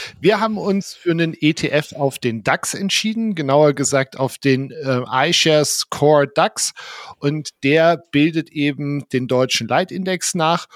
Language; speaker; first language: German; native; German